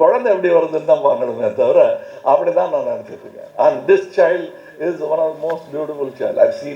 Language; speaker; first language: Tamil; native; Tamil